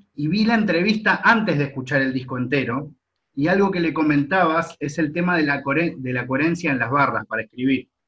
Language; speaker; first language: Spanish; native; Spanish